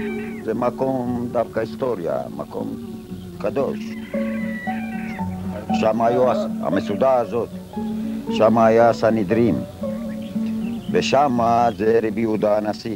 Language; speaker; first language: Hebrew; non-native, fluent; Ladino